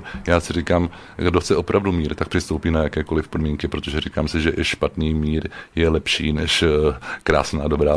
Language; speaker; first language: Czech; native; Czech